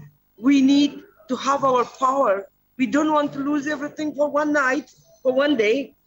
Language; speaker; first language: English; non-native, learner; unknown